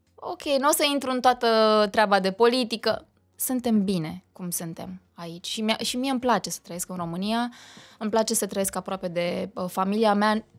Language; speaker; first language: Romanian; native; Romanian